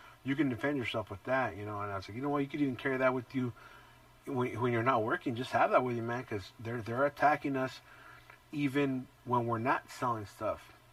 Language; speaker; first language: English; early bilingual, other home language; Spanish